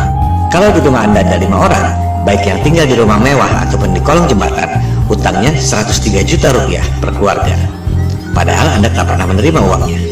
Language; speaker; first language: Indonesian; native; Indonesian